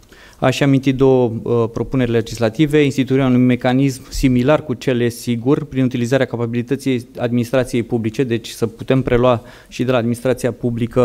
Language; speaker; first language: Romanian; native; Romanian